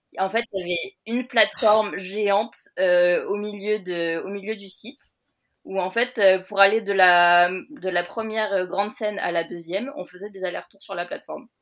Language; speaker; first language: French; native; French